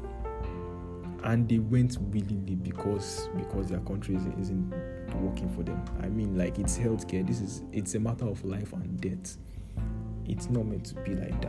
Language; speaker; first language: English; non-native, local second language; Yoruba